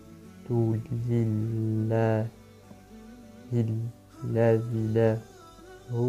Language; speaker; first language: Arabic; non-native, learner; French